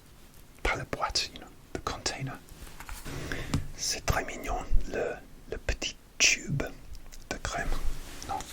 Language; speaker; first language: French; non-native, learner; English